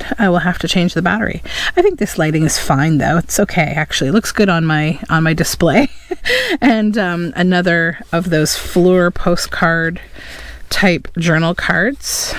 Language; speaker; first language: English; native; English